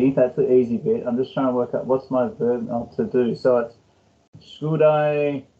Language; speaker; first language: English; non-native, learner; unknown